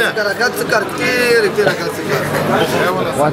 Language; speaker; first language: Arabic; early bilingual, heritage; Turkish